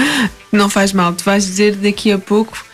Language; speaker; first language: Portuguese; early bilingual, heritage; Portuguese